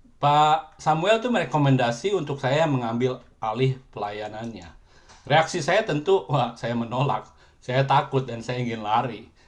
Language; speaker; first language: Indonesian; native; Indonesian